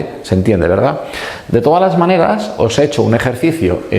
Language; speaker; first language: Spanish; native; Spanish